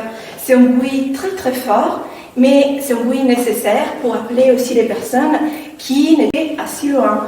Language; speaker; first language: French; non-native, fluent; Italian